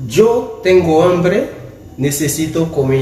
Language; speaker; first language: Spanish; non-native, learner; Haitian Creole